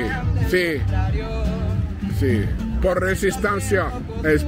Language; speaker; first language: Spanish; non-native, learner; Finnish